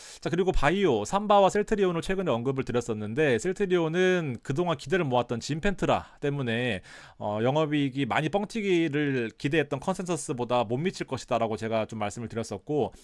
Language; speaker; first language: Korean; native; Korean